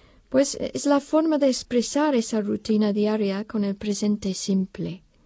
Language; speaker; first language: Spanish; non-native, fluent; English